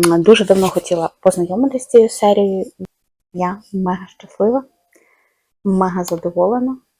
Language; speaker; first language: Ukrainian; non-native, local second language; Russian